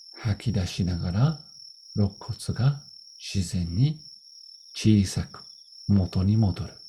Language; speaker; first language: Japanese; non-native, fluent; English